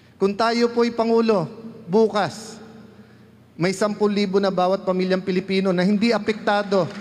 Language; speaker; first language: Filipino; native; Filipino